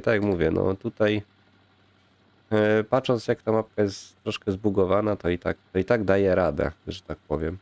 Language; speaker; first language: Polish; native; Polish